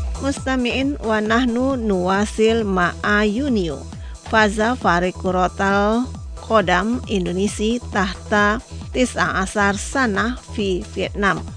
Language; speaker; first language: Arabic; non-native, fluent; Indonesian